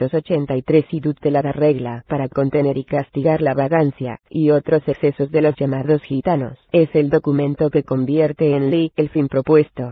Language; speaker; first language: Spanish; native; Spanish